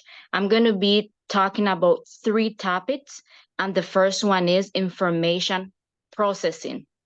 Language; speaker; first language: English; non-native, learner; Spanish